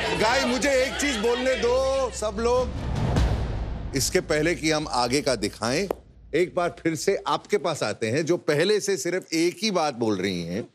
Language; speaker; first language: Hindi; native; Hindi